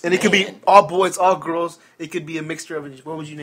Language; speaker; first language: English; native; English